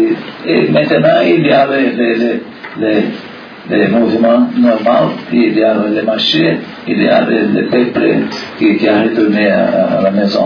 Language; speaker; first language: French; non-native, learner; Portuguese